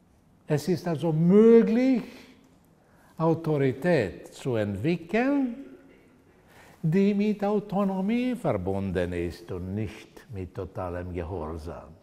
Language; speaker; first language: German; non-native, fluent; Portuguese